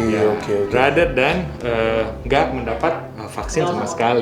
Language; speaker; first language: Indonesian; native; Indonesian